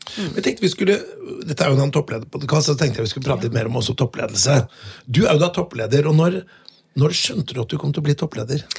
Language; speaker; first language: Norwegian; native; Norwegian